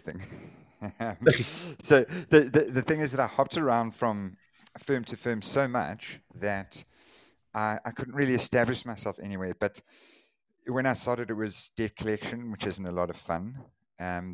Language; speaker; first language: English; native; English